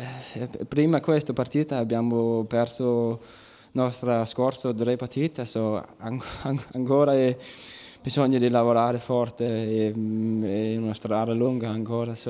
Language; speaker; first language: Italian; non-native, learner; Danish